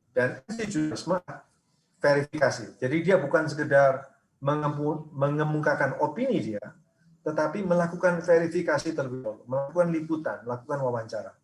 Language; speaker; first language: Indonesian; native; Indonesian